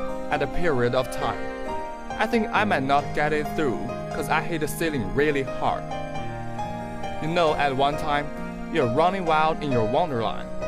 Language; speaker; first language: English; non-native, fluent; Chinese